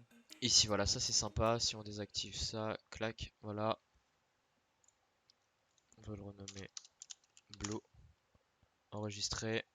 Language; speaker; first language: French; native; French